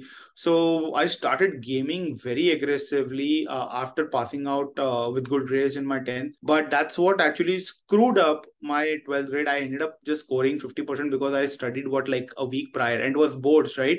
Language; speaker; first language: English; non-native, local second language; Hindi